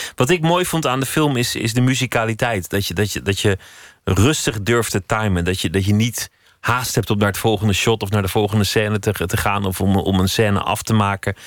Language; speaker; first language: Dutch; native; Dutch